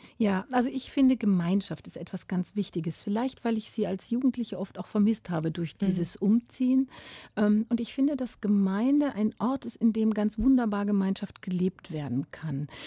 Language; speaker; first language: German; native; German